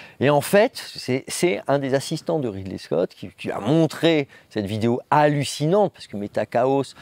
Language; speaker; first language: French; native; French